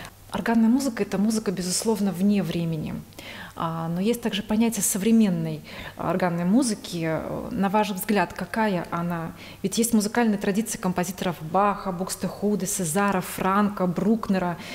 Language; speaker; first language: Russian; native; Russian